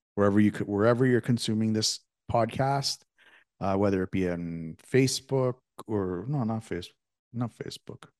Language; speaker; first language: English; native; English